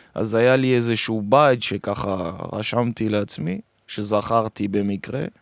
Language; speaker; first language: Hebrew; early bilingual, other home language; French